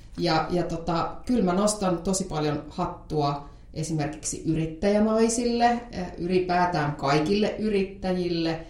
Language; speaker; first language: Finnish; native; Finnish